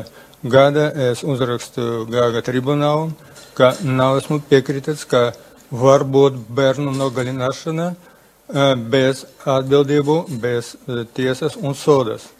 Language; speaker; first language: Latvian; non-native, local second language; Russian